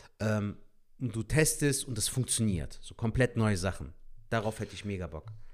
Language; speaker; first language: German; native; German